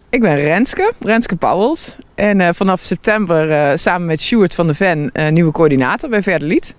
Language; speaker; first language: Dutch; native; Dutch